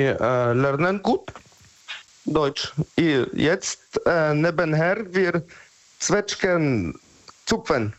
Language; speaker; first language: German; non-native, learner; Polish